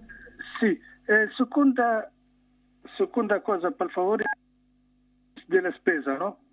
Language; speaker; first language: Italian; non-native, learner; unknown